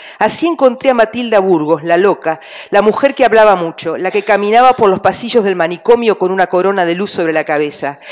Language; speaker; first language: Spanish; native; Spanish